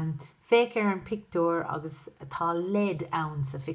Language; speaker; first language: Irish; non-native, local second language; English